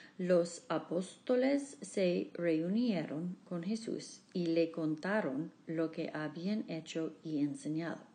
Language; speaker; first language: Spanish; non-native, learner; English